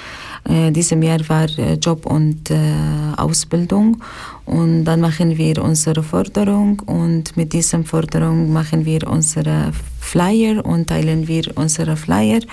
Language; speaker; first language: German; non-native, learner; Arabic